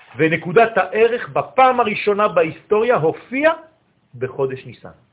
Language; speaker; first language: Hebrew; non-native, fluent; French